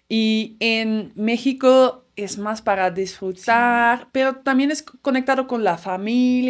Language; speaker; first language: Spanish; non-native, fluent; Dutch